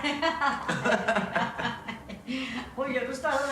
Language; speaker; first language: Danish; native; Danish